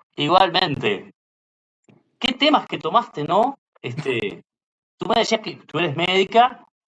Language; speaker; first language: Spanish; native; Spanish